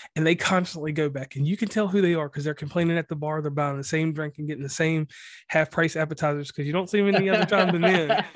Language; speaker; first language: English; native; English